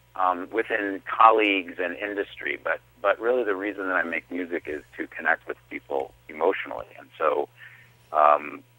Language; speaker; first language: English; native; English